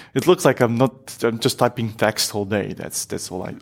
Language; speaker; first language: English; non-native, fluent; Polish